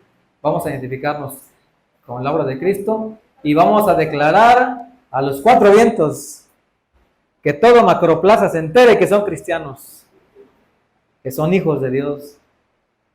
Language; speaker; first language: Spanish; native; Spanish